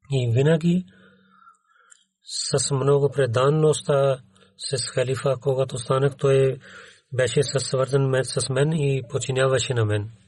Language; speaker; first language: Bulgarian; non-native, learner; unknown